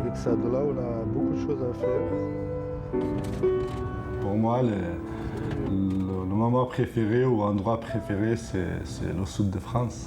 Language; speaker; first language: French; non-native, learner; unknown